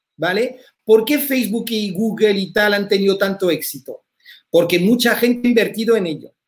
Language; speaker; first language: Spanish; early bilingual, heritage; French